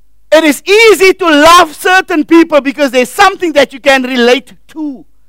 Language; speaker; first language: English; non-native, local second language; Afrikaans